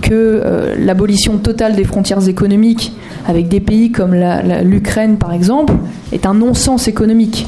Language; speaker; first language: French; native; French